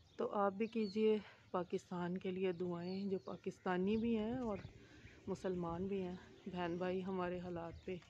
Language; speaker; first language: Urdu; native; Urdu